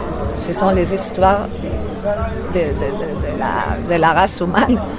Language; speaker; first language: French; non-native, fluent; Spanish